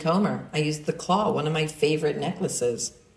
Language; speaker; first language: English; native; English